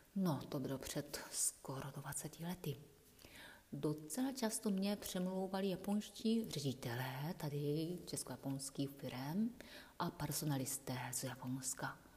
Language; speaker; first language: Czech; non-native, fluent; Japanese